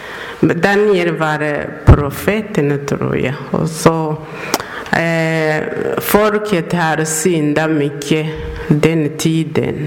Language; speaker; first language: Swedish; non-native, learner; Persian